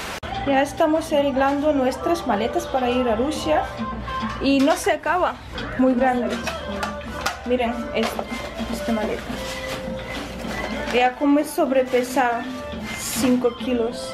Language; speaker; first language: Spanish; non-native, fluent; Russian